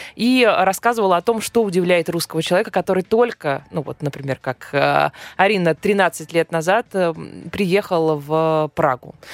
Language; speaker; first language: Russian; native; Russian